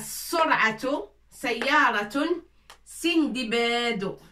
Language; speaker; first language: Arabic; non-native, fluent; French